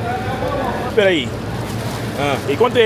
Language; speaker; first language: Portuguese; non-native, learner; English